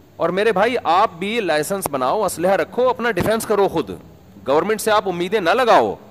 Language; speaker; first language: Urdu; native; Urdu